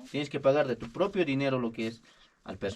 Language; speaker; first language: Spanish; native; Spanish